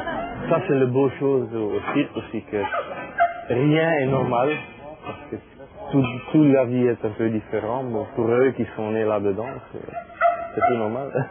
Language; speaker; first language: French; non-native, fluent; Dutch